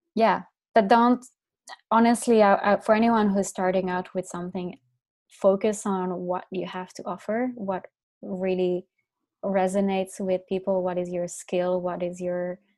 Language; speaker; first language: English; non-native, fluent; Finnish